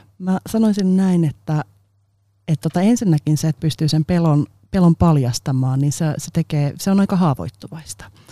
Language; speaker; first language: Finnish; non-native, local second language; Swedish